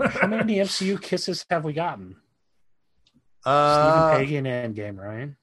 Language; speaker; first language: English; native; English